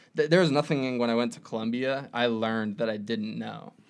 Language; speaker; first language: English; native; English